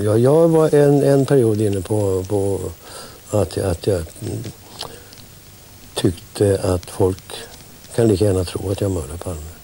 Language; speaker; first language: Swedish; native; Swedish